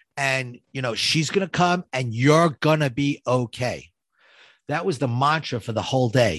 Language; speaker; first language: English; native; English